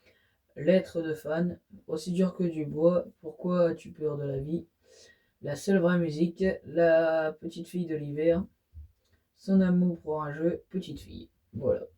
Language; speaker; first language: French; native; French